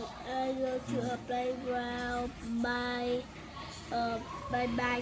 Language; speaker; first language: English; non-native, learner; Vietnamese